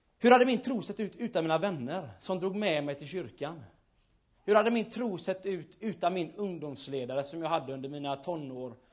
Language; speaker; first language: Swedish; native; Swedish